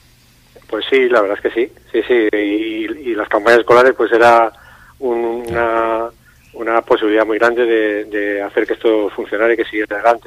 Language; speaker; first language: Spanish; native; Spanish